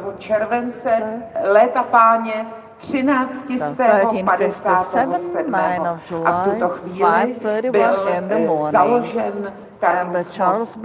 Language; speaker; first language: Czech; native; Czech